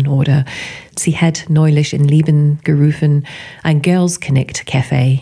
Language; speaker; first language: German; non-native, fluent; English